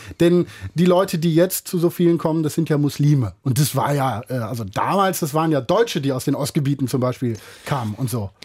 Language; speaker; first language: German; native; German